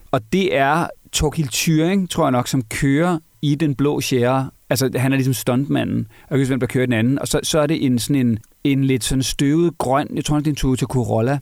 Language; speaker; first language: Danish; native; Danish